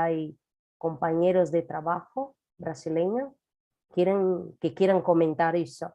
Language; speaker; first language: Spanish; non-native, fluent; Portuguese